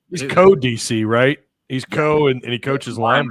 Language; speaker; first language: English; native; English